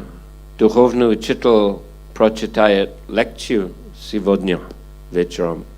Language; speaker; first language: Russian; non-native, fluent; English